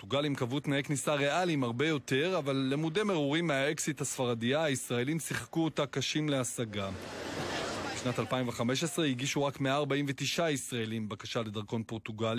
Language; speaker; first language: Hebrew; native; Hebrew